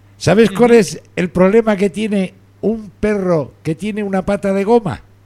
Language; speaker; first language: Spanish; native; Spanish